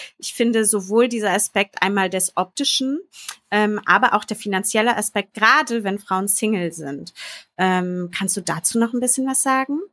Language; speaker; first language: German; native; German